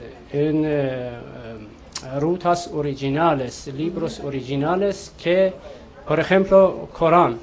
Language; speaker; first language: Spanish; non-native, learner; Persian